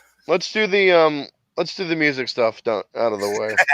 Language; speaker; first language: English; native; English